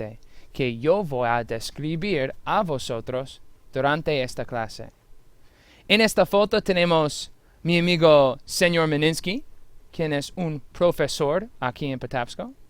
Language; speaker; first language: Spanish; non-native, fluent; English